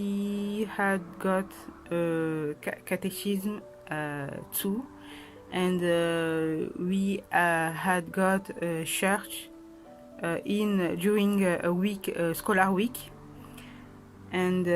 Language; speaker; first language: English; non-native, learner; French